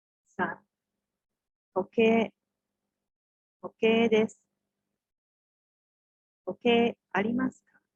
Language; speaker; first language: Japanese; non-native, learner; Indonesian